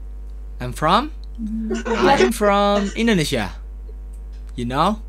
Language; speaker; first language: English; non-native, learner; Indonesian